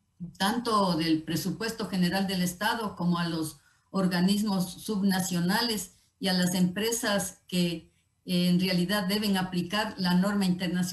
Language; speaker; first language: Spanish; native; Spanish